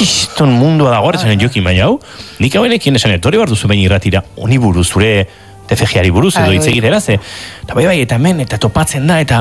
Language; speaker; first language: Basque; native; Basque